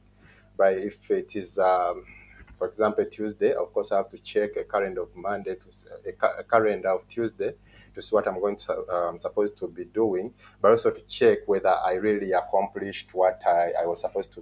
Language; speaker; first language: English; non-native, local second language; Ganda